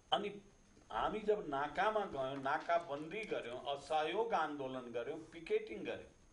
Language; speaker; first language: Nepali; non-native, local second language; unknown